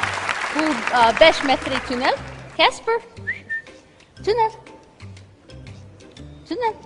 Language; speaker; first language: Turkish; non-native, learner; English